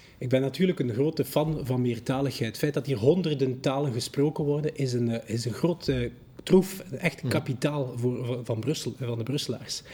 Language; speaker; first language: Dutch; native; Dutch